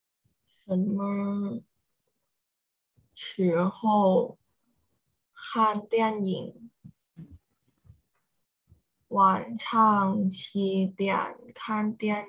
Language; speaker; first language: Chinese; non-native, learner; Thai